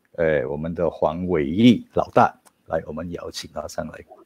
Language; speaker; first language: Chinese; native; Chinese